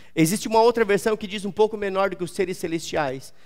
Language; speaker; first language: Portuguese; native; Portuguese